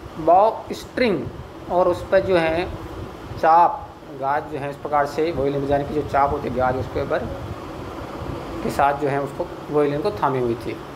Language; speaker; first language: Hindi; native; Hindi